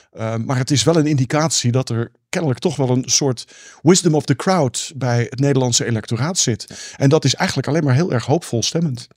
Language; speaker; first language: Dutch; native; Dutch